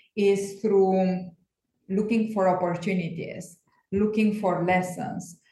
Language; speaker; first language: English; non-native, fluent; Romanian